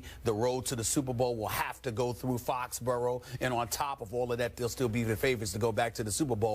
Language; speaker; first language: English; native; English